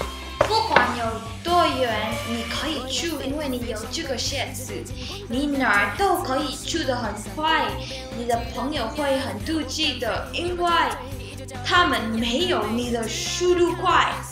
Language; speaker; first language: Chinese; non-native, learner; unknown